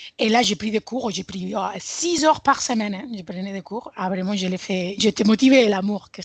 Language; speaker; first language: French; non-native, fluent; Spanish